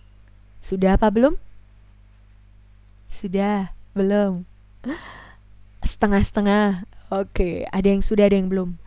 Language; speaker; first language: Indonesian; native; Indonesian